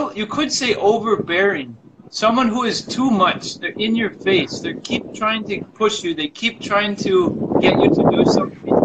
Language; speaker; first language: English; native; English